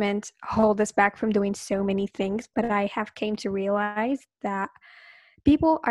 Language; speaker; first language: English; non-native, fluent; Arabic